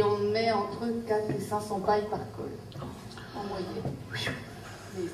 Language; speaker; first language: French; native; French